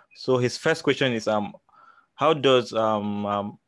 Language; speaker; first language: English; non-native, local second language; Hausa